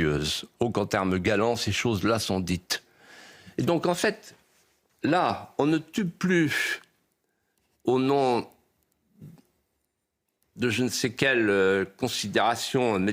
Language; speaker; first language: French; native; French